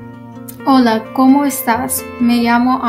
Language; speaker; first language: Spanish; non-native, learner; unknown